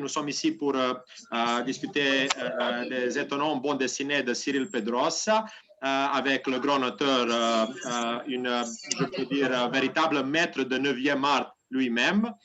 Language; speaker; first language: French; non-native, learner; Serbian